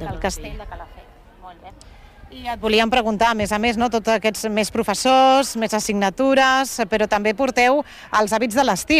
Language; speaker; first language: Catalan; native; Catalan